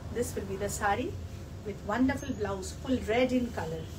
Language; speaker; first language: English; non-native, local second language; Bangla